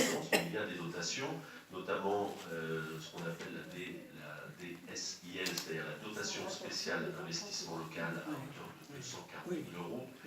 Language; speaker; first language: French; native; French